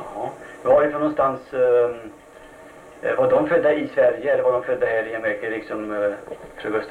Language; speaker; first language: Swedish; native; Swedish